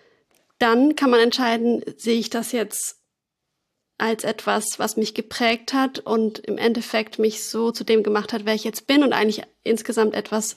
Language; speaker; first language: German; native; German